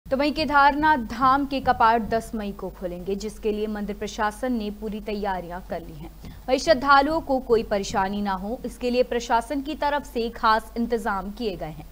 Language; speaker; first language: Hindi; native; Hindi